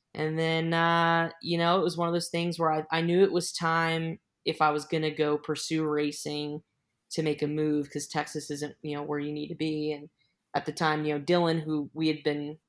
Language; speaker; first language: English; native; English